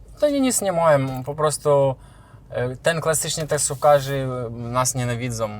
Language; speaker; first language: Polish; non-native, learner; Ukrainian